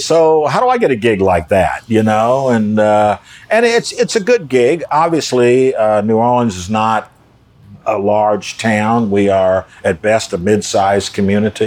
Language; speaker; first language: English; native; English